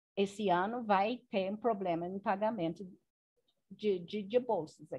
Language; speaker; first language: Portuguese; non-native, fluent; English